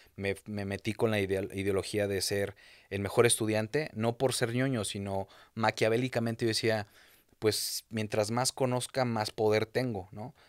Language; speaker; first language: Spanish; native; Spanish